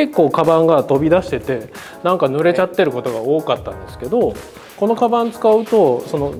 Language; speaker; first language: Japanese; native; Japanese